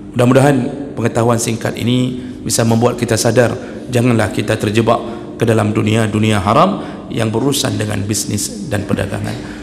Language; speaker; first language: Malay; non-native, local second language; Achinese